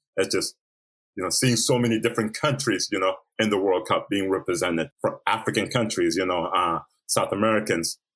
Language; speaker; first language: English; early bilingual, other home language; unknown